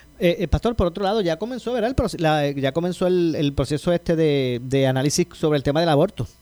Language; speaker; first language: Spanish; native; Spanish